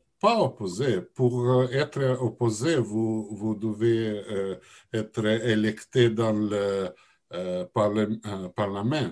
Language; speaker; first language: French; non-native, learner; Russian